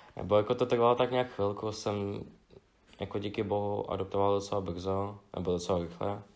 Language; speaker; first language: Czech; non-native, fluent; Russian